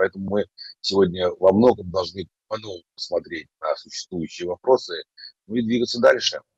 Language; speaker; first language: Russian; native; Russian